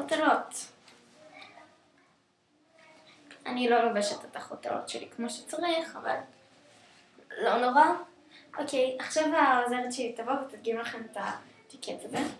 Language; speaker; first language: Hebrew; native; Hebrew